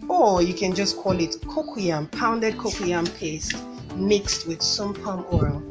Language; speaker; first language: English; non-native, local second language; Igbo